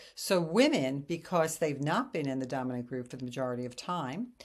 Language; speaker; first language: English; native; English